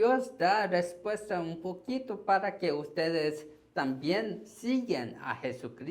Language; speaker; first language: Spanish; non-native, learner; Korean